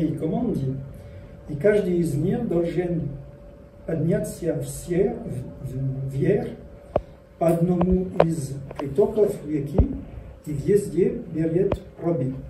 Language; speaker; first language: Russian; non-native, learner; French